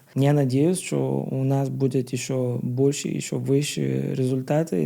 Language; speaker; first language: Russian; non-native, learner; Bulgarian